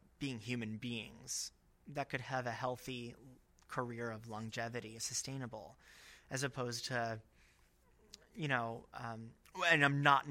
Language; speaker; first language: English; native; English